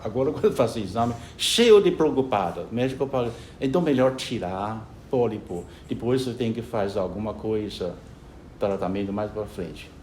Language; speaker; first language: Portuguese; non-native, fluent; Chinese